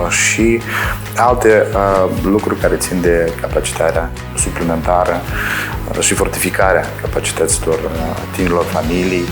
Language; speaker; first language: Romanian; native; Romanian